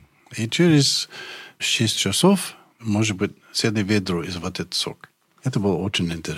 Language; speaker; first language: Russian; non-native, learner; English